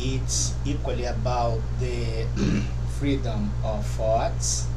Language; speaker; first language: English; non-native, learner; Portuguese